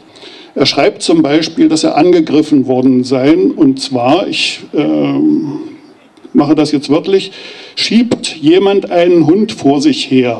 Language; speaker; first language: German; native; German